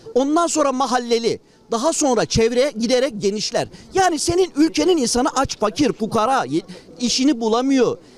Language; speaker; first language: Turkish; native; Turkish